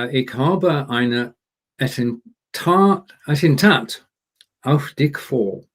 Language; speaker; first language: German; non-native, learner; English